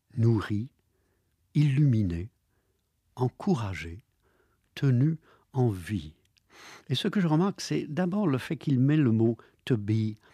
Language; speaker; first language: French; non-native, fluent; English